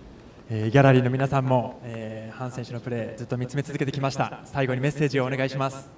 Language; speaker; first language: Japanese; native; Japanese